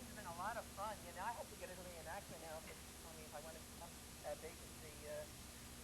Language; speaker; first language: English; native; English